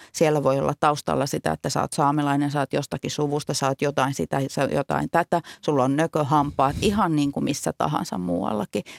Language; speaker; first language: Finnish; native; Finnish